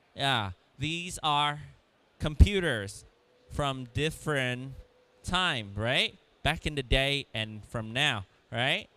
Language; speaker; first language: English; non-native, fluent; Vietnamese